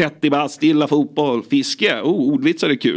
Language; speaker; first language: Swedish; native; Swedish